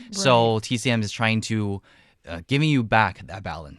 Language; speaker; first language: English; non-native, fluent; Chinese